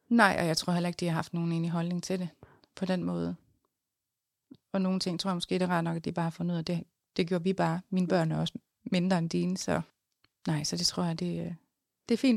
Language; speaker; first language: Danish; native; Danish